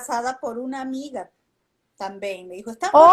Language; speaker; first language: Spanish; non-native, fluent; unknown